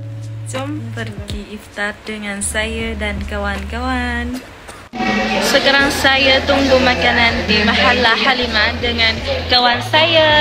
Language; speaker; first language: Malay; non-native, learner; Thai